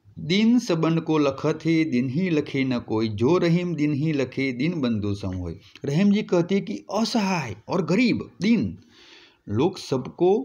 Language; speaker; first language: Hindi; non-native, local second language; Gujarati